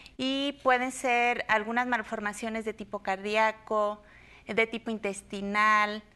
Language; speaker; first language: Spanish; native; Spanish